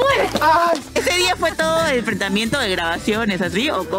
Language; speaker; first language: Spanish; native; Spanish